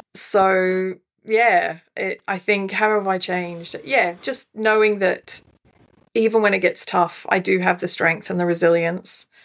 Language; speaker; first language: English; native; English